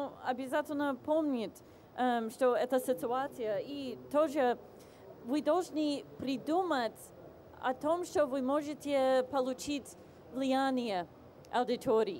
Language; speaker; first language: Russian; non-native, fluent; English